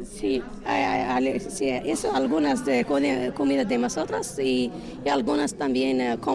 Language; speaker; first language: Spanish; non-native, learner; Arabic